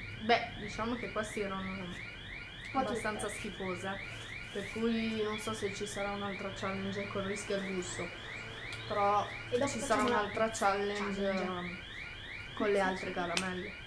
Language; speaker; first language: Italian; native; Italian